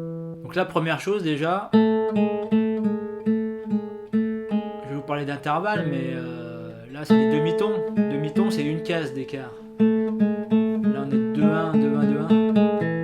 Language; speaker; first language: French; native; French